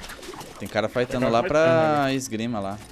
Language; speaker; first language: Portuguese; native; Portuguese